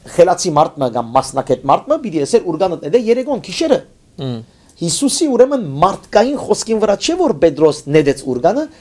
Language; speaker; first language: Armenian; native; Armenian